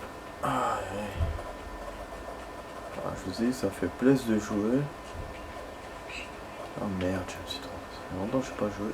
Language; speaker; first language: French; native; French